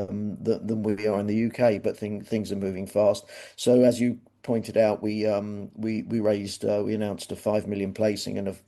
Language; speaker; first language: English; native; English